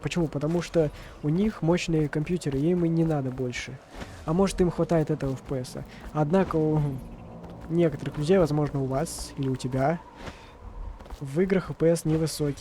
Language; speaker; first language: Russian; native; Russian